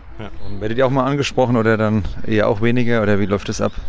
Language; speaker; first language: German; native; German